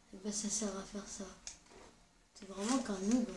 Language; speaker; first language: French; native; French